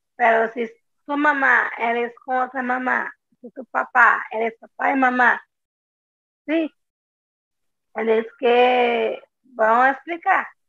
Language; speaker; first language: Spanish; non-native, learner; Portuguese